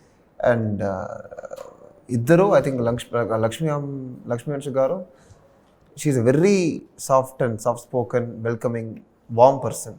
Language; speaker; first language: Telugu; non-native, learner; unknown